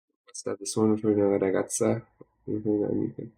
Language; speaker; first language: Italian; non-native, learner; English